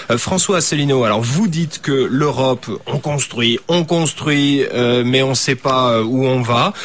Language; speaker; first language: French; native; French